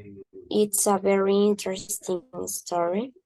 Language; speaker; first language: English; non-native, learner; Spanish